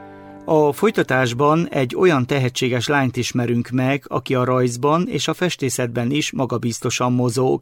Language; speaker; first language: Hungarian; native; Hungarian